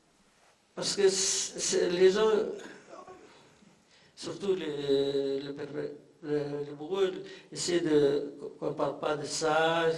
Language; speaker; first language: French; non-native, fluent; Indonesian